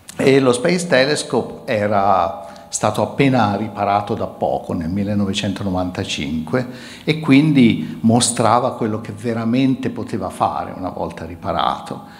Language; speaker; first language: Italian; native; Italian